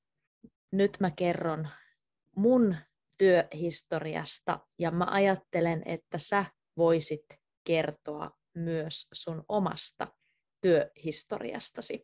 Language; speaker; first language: Finnish; native; Finnish